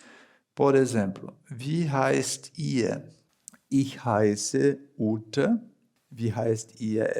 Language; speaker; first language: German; non-native, fluent; Portuguese